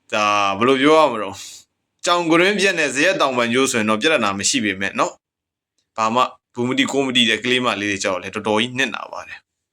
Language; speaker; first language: Burmese; native; Burmese